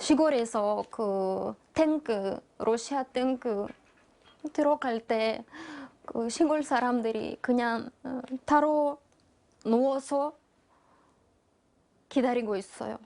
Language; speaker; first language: Korean; non-native, learner; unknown